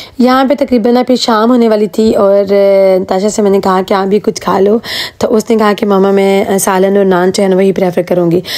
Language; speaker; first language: Urdu; native; Urdu